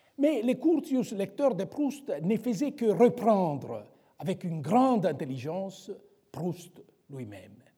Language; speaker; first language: French; non-native, fluent; Italian